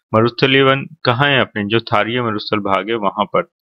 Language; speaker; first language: Hindi; native; Hindi